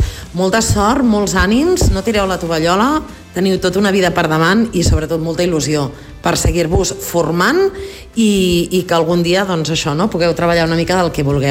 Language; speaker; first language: Catalan; native; Catalan